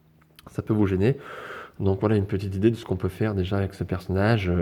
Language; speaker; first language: French; native; French